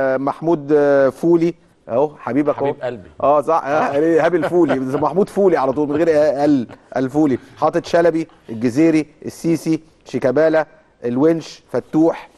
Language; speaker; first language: Arabic; native; Arabic